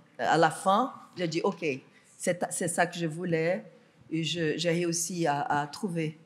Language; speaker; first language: French; non-native, fluent; Portuguese